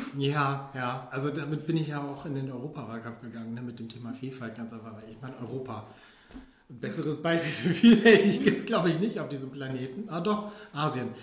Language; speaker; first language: German; early bilingual, other home language; Filipino